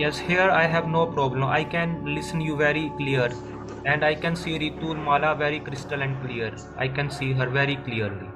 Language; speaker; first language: English; non-native, learner; Hindi